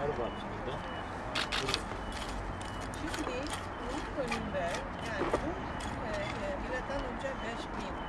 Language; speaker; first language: Turkish; non-native, fluent; Italian